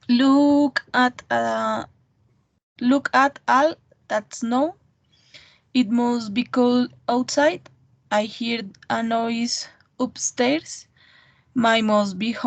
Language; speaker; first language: English; non-native, learner; Spanish